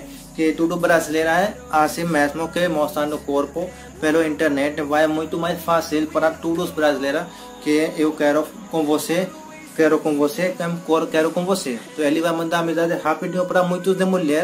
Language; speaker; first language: Portuguese; non-native, learner; Hindi